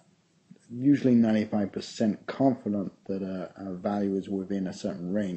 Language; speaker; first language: English; native; English